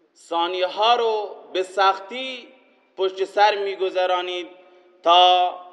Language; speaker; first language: Persian; non-native, local second language; Baluchi